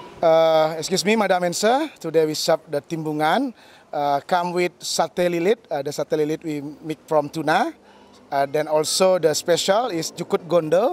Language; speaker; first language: English; non-native, learner; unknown